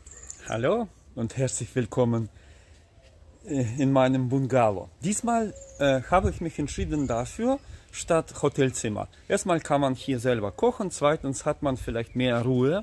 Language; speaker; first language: German; non-native, fluent; Russian